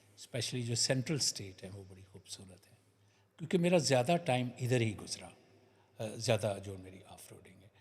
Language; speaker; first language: Urdu; non-native, local second language; Punjabi